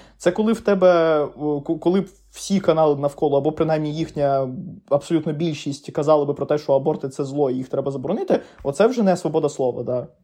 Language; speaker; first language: Ukrainian; non-native, local second language; Russian